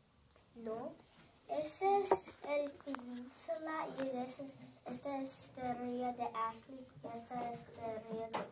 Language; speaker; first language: Spanish; non-native, learner; English